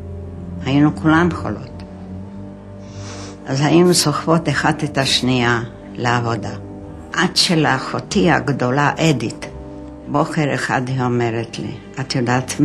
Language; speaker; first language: Hebrew; non-native, fluent; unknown